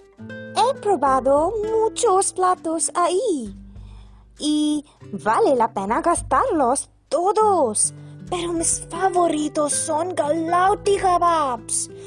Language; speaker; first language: Spanish; non-native, learner; Hindi